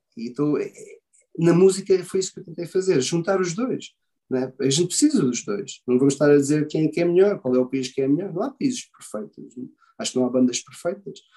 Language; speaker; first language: Portuguese; early bilingual, heritage; Portuguese